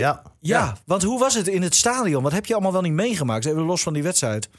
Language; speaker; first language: Dutch; native; Dutch